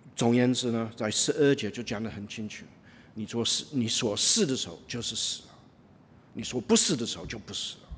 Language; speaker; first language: Chinese; non-native, fluent; English